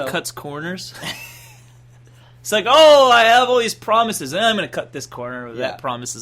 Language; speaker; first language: English; native; English